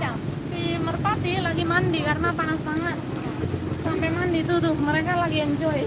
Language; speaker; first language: Indonesian; non-native, fluent; Spanish